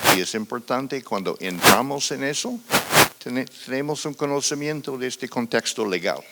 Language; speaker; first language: Spanish; non-native, fluent; English